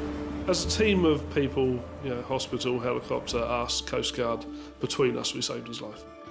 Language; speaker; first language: English; native; English